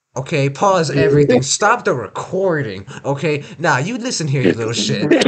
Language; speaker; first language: English; native; English